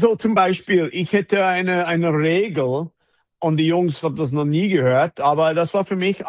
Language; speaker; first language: German; non-native, fluent; English